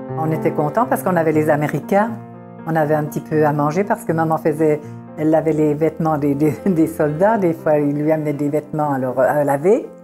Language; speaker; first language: French; early bilingual, other home language; Italian